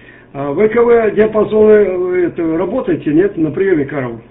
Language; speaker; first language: Russian; native; Russian